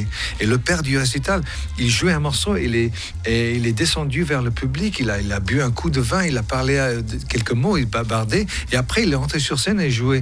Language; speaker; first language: French; non-native, fluent; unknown